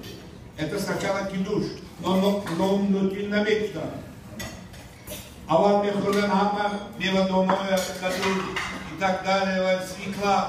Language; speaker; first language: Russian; non-native, local second language; Tajik